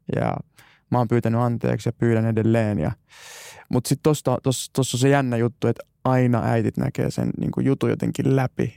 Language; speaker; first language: Finnish; native; Finnish